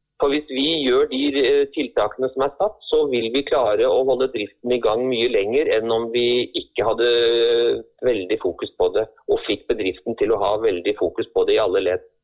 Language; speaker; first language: Norwegian; native; Norwegian